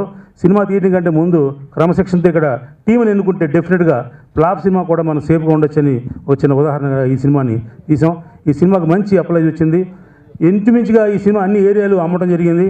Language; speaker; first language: Telugu; native; Telugu